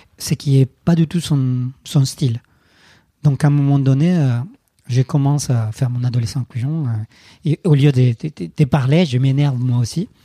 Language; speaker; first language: French; non-native, fluent; Spanish